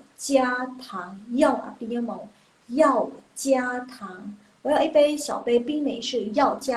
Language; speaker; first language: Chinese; non-native, fluent; Indonesian